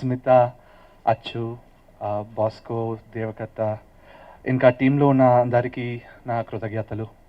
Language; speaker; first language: Telugu; non-native, learner; Tamil